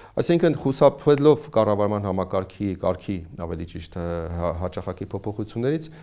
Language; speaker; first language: Armenian; native; Armenian